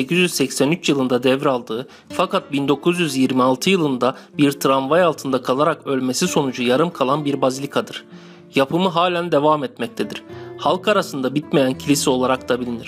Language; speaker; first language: Turkish; native; Turkish